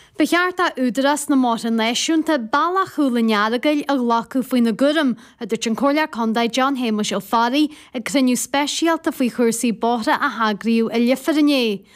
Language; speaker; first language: Irish; native; Irish